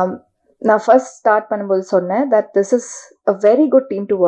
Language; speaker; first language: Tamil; non-native, learner; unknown